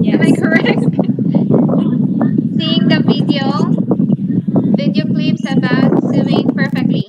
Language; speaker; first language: English; non-native, learner; Thai